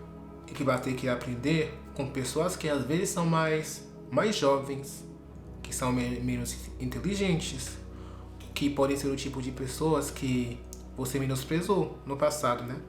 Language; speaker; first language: Portuguese; non-native, fluent; French